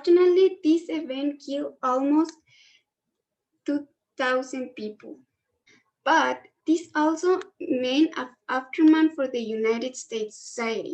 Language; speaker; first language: English; non-native, learner; Spanish